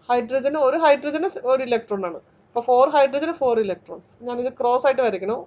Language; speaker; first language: Malayalam; native; Malayalam